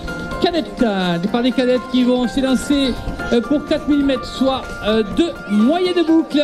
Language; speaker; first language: French; native; French